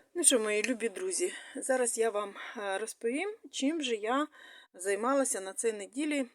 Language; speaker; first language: Ukrainian; non-native, local second language; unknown